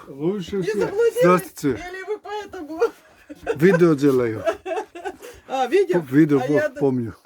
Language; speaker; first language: Russian; non-native, learner; Greek